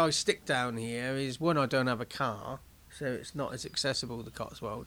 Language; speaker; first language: English; native; English